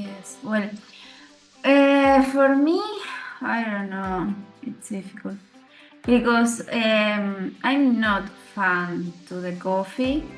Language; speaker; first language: English; non-native, learner; Spanish